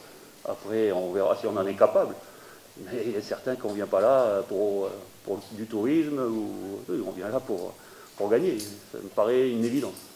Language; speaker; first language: French; native; French